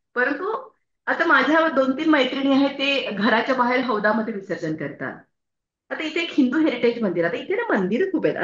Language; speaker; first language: Marathi; native; Marathi